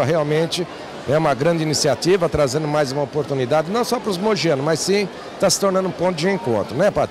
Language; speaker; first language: Portuguese; native; Portuguese